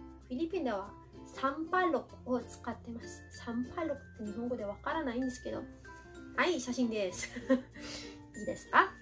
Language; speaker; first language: Japanese; non-native, fluent; Filipino